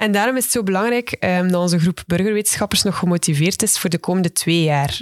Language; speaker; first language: Dutch; native; Dutch